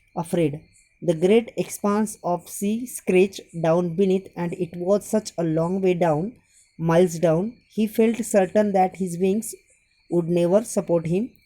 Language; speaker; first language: English; non-native, local second language; Marathi